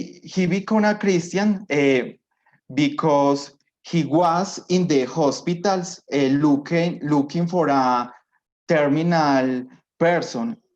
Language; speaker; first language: English; non-native, learner; Spanish